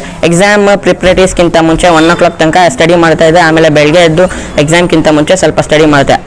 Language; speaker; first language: Kannada; non-native, local second language; Urdu